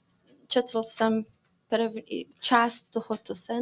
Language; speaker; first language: Czech; non-native, fluent; Persian